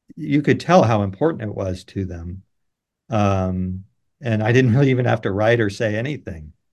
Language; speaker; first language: English; native; English